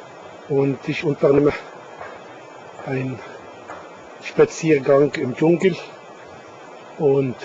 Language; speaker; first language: German; non-native, fluent; Arabic